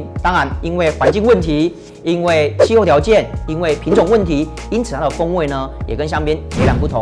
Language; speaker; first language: Chinese; native; Chinese